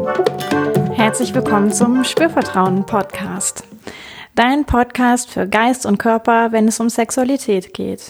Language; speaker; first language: German; native; German